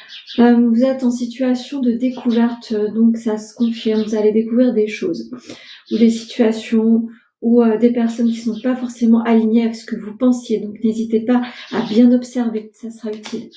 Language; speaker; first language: French; native; French